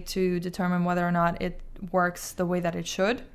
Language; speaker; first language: English; non-native, fluent; Azerbaijani